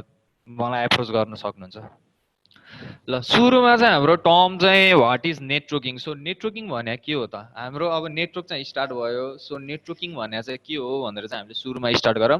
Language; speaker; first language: Nepali; native; Nepali